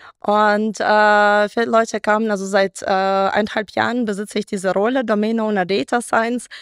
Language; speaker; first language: German; non-native, fluent; Russian